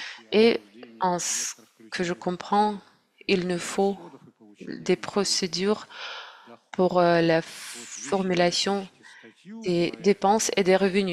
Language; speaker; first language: French; non-native, fluent; Russian